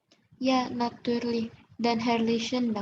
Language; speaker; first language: German; non-native, learner; Indonesian